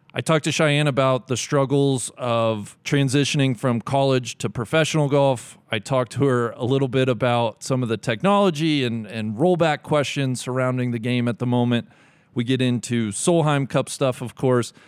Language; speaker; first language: English; native; English